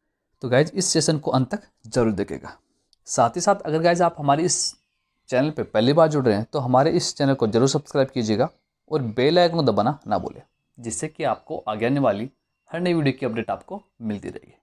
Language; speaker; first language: Hindi; native; Hindi